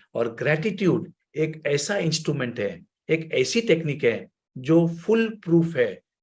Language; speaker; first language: Hindi; non-native, local second language; Gujarati